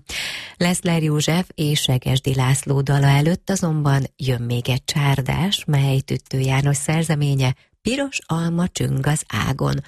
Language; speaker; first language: Hungarian; native; Hungarian